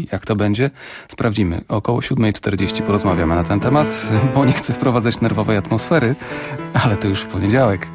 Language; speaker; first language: Polish; native; Polish